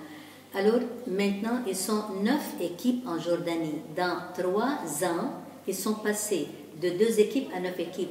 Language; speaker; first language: French; non-native, local second language; Arabic